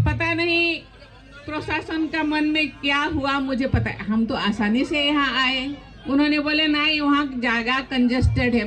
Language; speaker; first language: Hindi; non-native, local second language; Santali